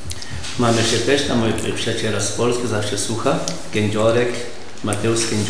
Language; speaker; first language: Polish; early bilingual, heritage; Polish